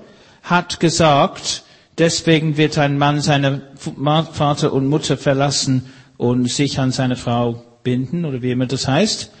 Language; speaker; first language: German; non-native, fluent; English